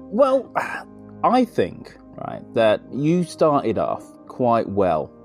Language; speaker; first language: English; native; English